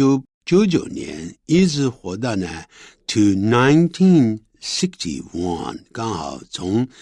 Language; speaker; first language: Chinese; native; Chinese